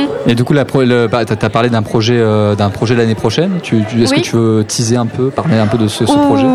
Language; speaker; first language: French; native; French